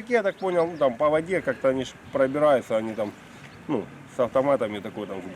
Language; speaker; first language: Russian; native; Russian